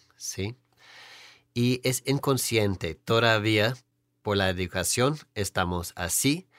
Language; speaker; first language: Spanish; non-native, fluent; English